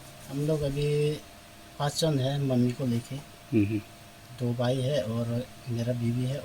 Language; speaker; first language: Hindi; non-native, local second language; Garo